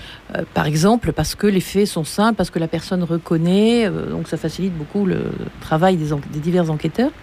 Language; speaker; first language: French; native; French